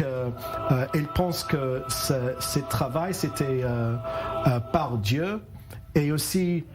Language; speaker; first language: French; non-native, learner; English